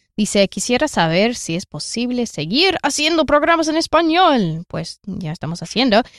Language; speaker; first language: Spanish; non-native, fluent; English